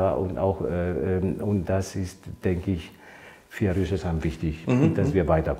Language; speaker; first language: German; non-native, fluent; Greek